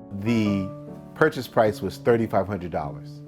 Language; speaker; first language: English; native; English